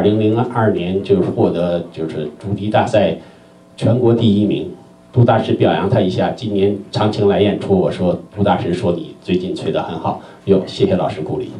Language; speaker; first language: Chinese; native; Chinese